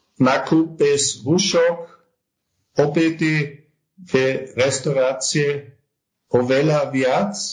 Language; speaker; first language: Slovak; non-native, learner; German